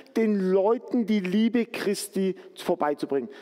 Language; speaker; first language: German; native; German